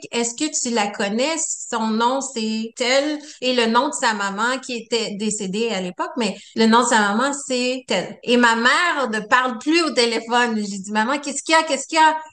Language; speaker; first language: French; native; French